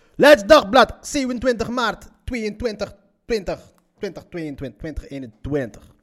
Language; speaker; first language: Dutch; early bilingual, other home language; Arabic